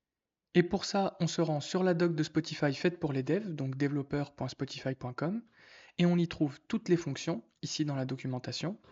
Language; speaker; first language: French; native; French